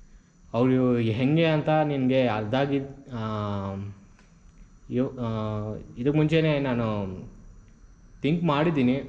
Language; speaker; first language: Kannada; non-native, local second language; Telugu